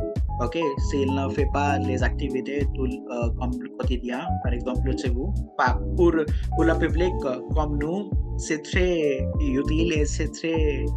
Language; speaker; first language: French; non-native, local second language; Hindi